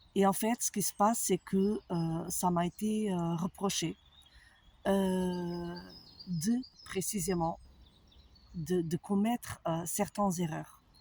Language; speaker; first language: French; non-native, fluent; Portuguese